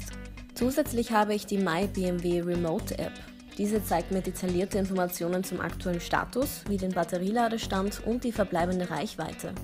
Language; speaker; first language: German; native; German